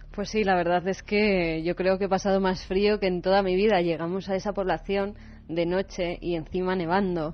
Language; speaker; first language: Spanish; native; Spanish